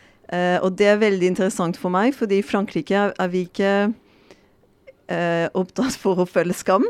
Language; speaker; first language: Norwegian; non-native, fluent; French